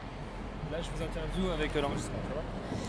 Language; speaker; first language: French; native; French